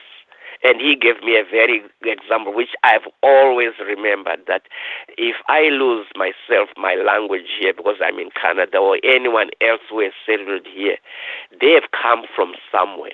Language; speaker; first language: English; non-native, local second language; Shona